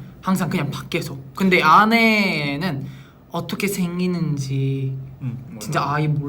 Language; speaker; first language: Korean; non-native, local second language; Filipino